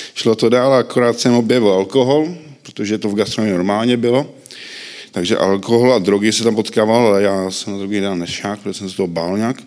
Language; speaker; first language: Czech; native; Czech